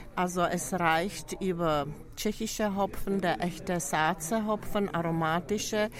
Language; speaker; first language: German; non-native, fluent; Czech